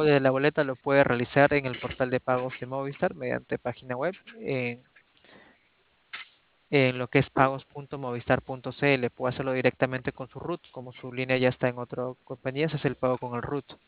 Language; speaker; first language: Spanish; native; Spanish